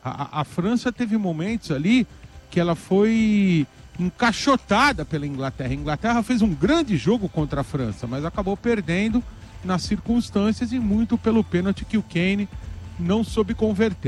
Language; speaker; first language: Portuguese; native; Portuguese